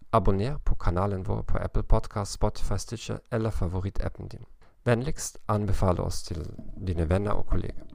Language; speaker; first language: Norwegian; non-native, fluent; German